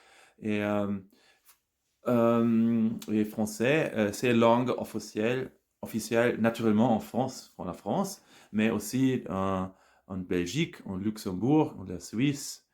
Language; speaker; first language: French; non-native, learner; German